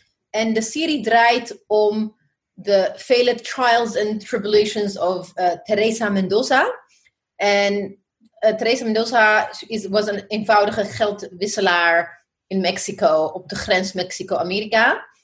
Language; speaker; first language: Dutch; non-native, fluent; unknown